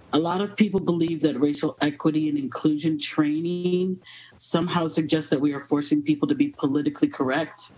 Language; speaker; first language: English; native; English